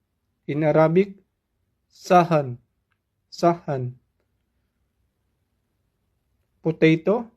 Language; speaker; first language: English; non-native, local second language; Filipino